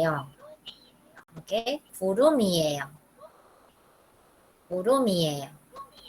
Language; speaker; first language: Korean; non-native, fluent; Spanish